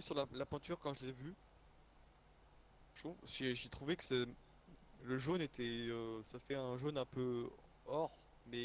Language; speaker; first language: French; native; French